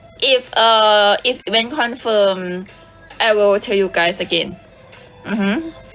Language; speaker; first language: English; non-native, learner; Thai